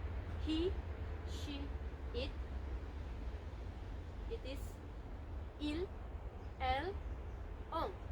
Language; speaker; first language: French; non-native, learner; Indonesian